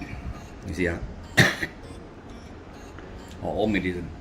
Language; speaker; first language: English; non-native, local second language; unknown